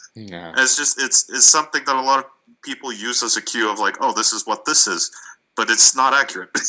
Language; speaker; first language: English; non-native, fluent; Russian